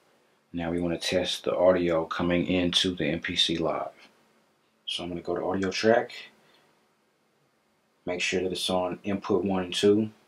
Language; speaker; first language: English; native; English